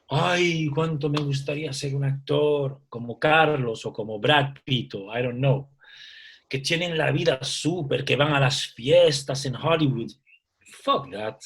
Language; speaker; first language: Spanish; early bilingual, heritage; Spanish